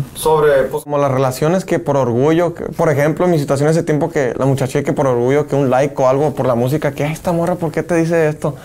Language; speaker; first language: Spanish; early bilingual, heritage; Spanish